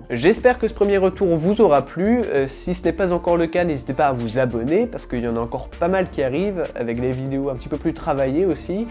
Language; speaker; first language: French; native; French